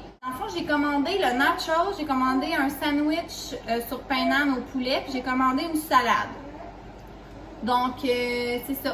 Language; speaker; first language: French; native; French